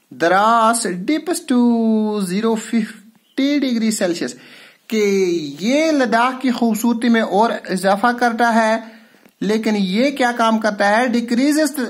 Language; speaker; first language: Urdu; non-native, local second language; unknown